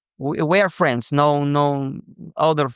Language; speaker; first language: English; non-native, local second language; Spanish